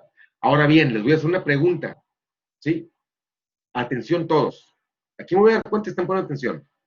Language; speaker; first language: Spanish; native; Spanish